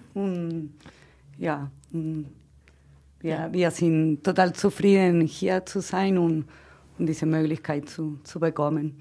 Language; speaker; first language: German; non-native, fluent; Spanish